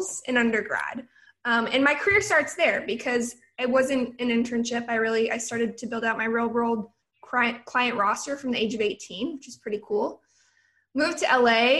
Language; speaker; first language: English; native; English